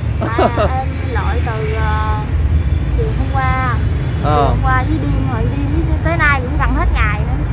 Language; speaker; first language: Vietnamese; native; Vietnamese